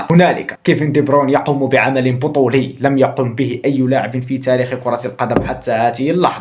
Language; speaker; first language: Arabic; native; Arabic